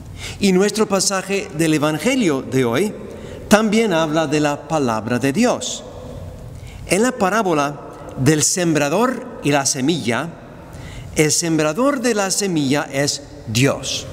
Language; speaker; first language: Spanish; non-native, fluent; English